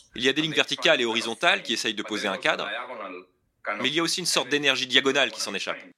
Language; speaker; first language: French; non-native, fluent; Spanish